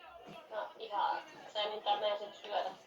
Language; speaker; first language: Finnish; native; Finnish